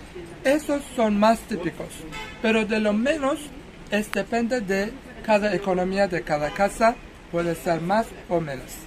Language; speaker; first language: Spanish; non-native, fluent; Turkish